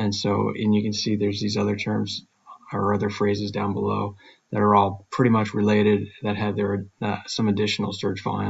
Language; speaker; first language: English; native; English